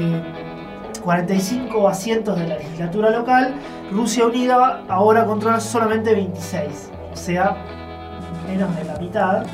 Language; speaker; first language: Spanish; native; Spanish